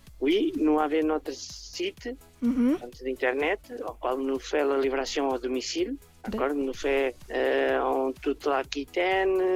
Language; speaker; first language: French; non-native, learner; Portuguese